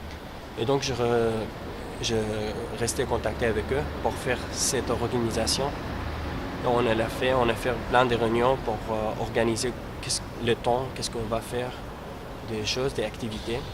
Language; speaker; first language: French; non-native, learner; Kurdish